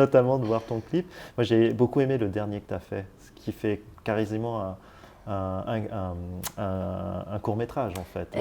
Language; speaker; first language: French; native; French